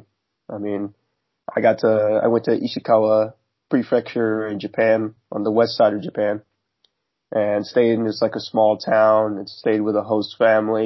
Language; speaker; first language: English; native; English